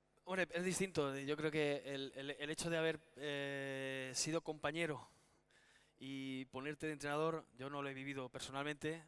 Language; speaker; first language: Spanish; native; Spanish